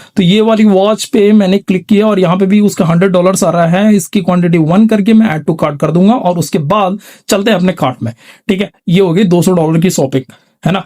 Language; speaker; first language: Hindi; native; Hindi